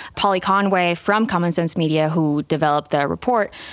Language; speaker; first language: English; non-native, fluent; Spanish